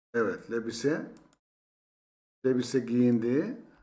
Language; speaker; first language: Turkish; native; Turkish